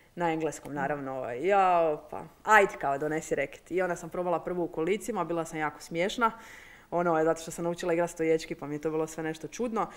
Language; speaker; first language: Croatian; native; Croatian